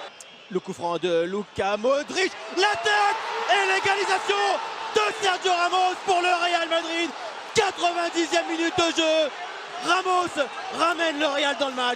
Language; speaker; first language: French; native; French